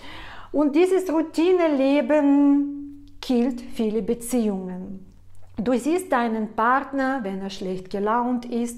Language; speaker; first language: German; non-native, fluent; Russian